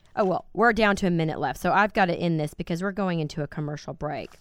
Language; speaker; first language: English; native; English